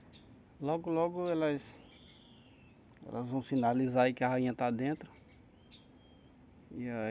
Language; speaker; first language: Portuguese; native; Portuguese